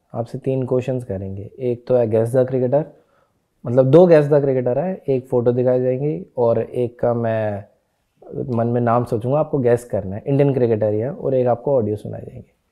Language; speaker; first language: Hindi; native; Hindi